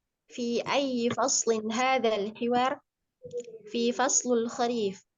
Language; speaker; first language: Arabic; non-native, learner; Indonesian